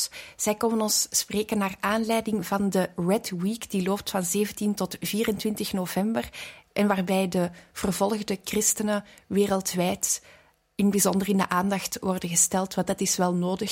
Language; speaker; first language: Dutch; native; Dutch